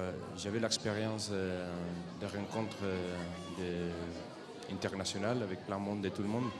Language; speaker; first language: French; non-native, fluent; Catalan